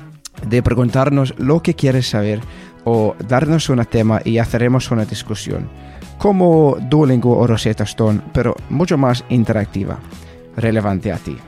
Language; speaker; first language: Spanish; non-native, fluent; English